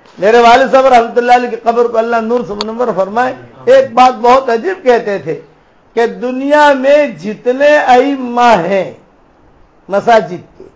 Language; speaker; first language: Urdu; non-native, local second language; Gujarati